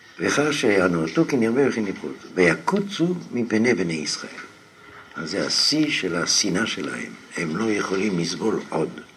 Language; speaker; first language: Hebrew; non-native, fluent; French